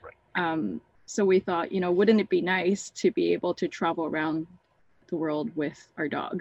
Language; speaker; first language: English; non-native, local second language; Cantonese